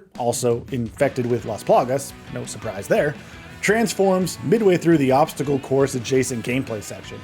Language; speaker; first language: English; native; English